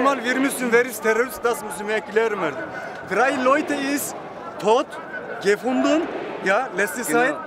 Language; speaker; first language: German; non-native, learner; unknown